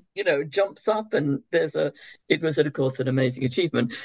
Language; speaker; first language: English; native; English